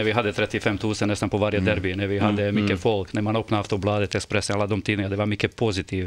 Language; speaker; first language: Swedish; non-native, fluent; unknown